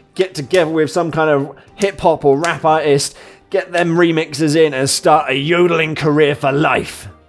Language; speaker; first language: English; native; English